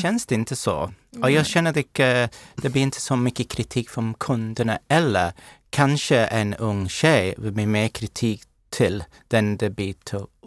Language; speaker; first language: Swedish; non-native, learner; English